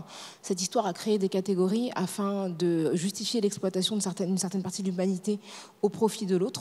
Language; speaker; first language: French; native; French